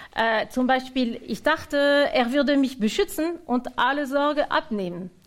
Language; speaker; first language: German; non-native, fluent; French